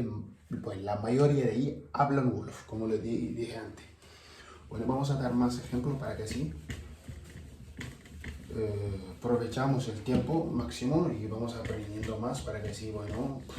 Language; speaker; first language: Spanish; non-native, learner; Wolof